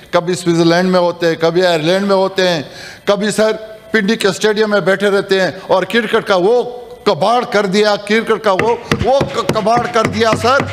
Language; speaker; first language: Urdu; native; Urdu